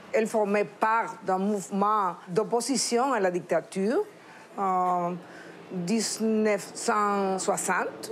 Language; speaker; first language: French; non-native, fluent; Spanish